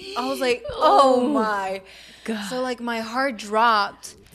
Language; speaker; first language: English; early bilingual, other home language; Spanish